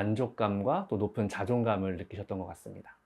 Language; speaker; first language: Korean; native; Korean